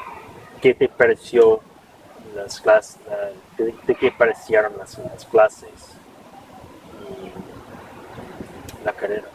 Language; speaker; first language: Spanish; non-native, fluent; English